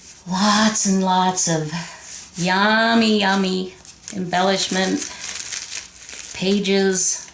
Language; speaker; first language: English; native; English